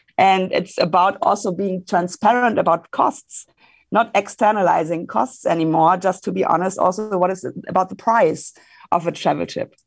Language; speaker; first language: English; non-native, fluent; German